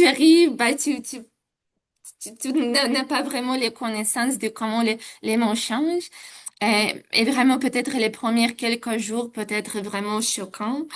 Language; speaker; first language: French; non-native, fluent; Ukrainian